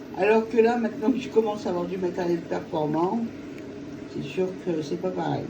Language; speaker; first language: French; native; French